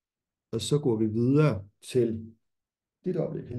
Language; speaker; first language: Danish; non-native, fluent; German